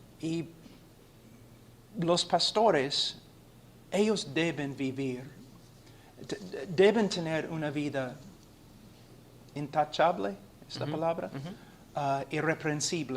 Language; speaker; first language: Spanish; non-native, fluent; English